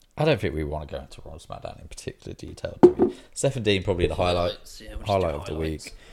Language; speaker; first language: English; native; English